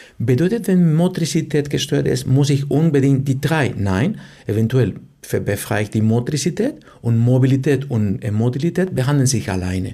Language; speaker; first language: German; non-native, fluent; Spanish